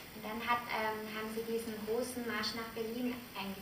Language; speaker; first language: German; native; German